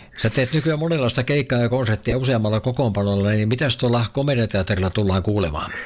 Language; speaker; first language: Finnish; native; Finnish